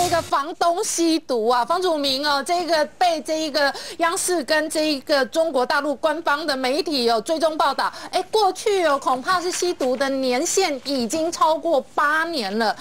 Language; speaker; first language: Chinese; native; Chinese